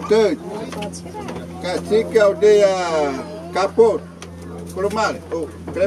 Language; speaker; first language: Portuguese; non-native, local second language; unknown